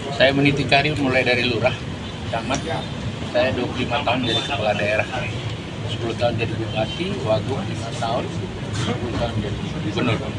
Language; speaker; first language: Indonesian; native; Indonesian